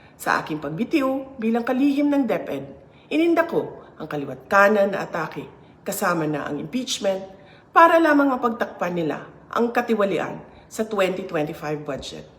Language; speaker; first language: Filipino; native; Filipino